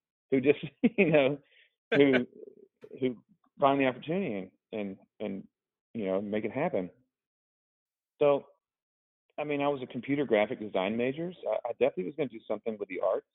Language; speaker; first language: English; native; English